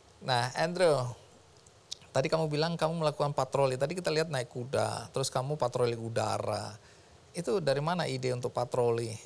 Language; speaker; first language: Indonesian; native; Indonesian